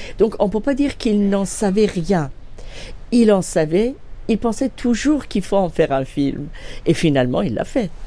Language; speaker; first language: French; non-native, fluent; Persian